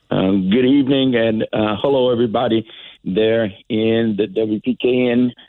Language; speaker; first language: English; native; English